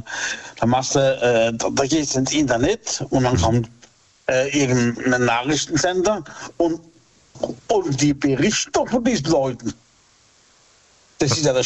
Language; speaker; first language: German; native; German